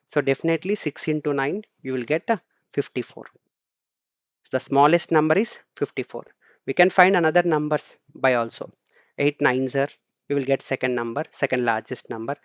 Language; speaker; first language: English; non-native, local second language; Telugu